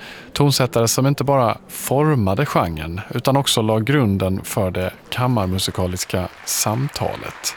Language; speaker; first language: Swedish; native; Swedish